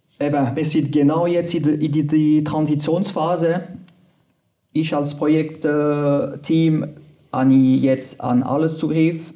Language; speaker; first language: German; non-native, local second language; French